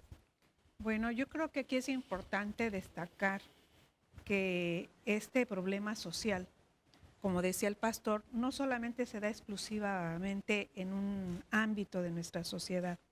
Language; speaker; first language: Spanish; native; Spanish